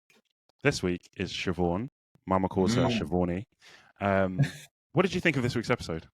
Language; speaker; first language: English; native; English